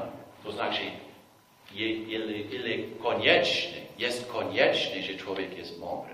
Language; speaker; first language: Polish; non-native, fluent; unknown